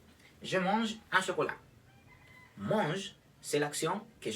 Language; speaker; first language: French; non-native, fluent; Spanish